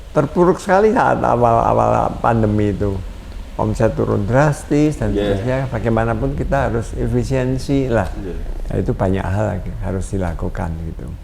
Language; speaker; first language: Indonesian; non-native, local second language; Javanese